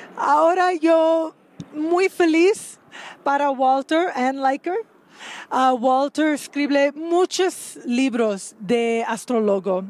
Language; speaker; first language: Spanish; non-native, learner; English